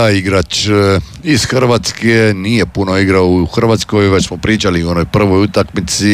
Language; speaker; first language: Serbian; native; Serbian